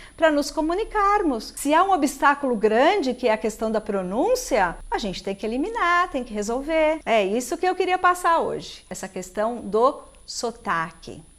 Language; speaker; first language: Portuguese; native; Portuguese